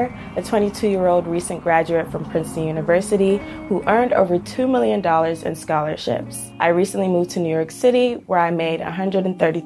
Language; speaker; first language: English; native; English